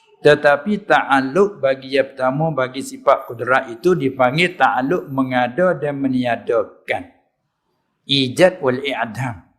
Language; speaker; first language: Malay; native; Malay